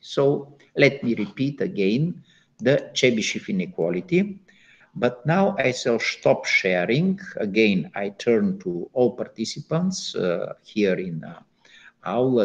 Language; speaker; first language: English; non-native, fluent; Bulgarian